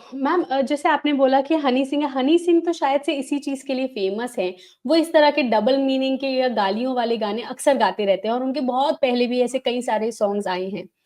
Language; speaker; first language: Hindi; native; Hindi